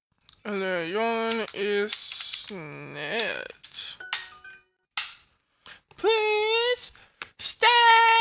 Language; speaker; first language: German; non-native, learner; English